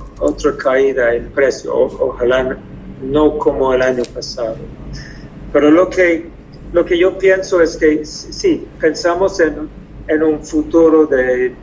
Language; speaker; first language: Spanish; non-native, fluent; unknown